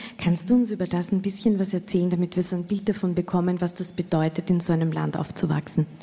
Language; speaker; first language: German; native; German